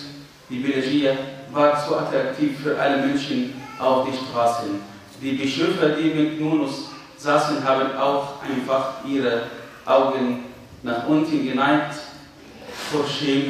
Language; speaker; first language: German; non-native, fluent; Arabic